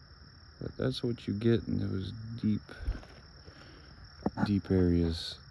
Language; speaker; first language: English; native; English